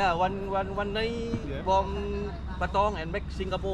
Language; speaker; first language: English; non-native, learner; Thai